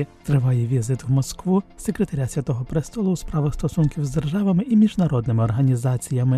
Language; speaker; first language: Ukrainian; native; Ukrainian